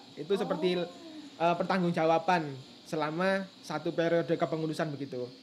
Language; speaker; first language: Indonesian; native; Indonesian